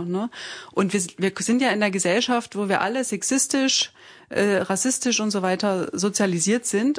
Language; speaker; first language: German; native; German